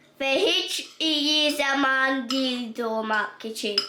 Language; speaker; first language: Turkish; early bilingual, heritage; Turkish